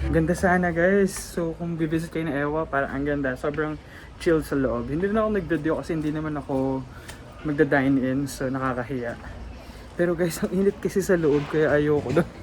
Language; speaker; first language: Filipino; native; Filipino